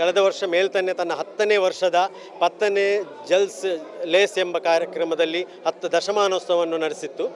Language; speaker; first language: Kannada; non-native, local second language; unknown